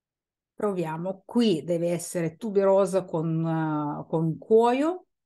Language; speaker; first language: Italian; non-native, fluent; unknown